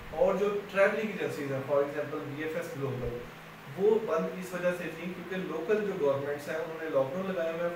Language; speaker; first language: Urdu; non-native, local second language; Punjabi